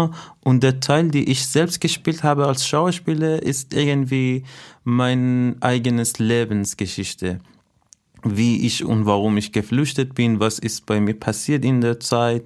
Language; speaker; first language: German; non-native, fluent; Persian